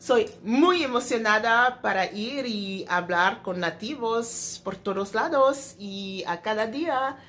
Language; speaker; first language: Spanish; non-native, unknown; English